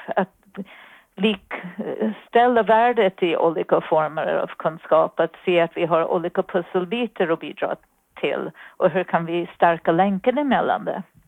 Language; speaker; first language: Swedish; non-native, fluent; English